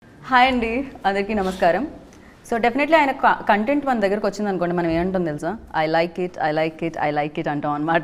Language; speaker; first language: Telugu; native; Telugu